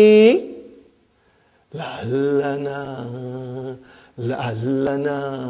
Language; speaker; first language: Arabic; non-native, fluent; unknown